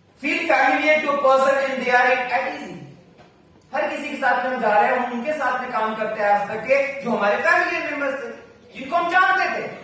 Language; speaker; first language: Hindi; non-native, local second language; Marathi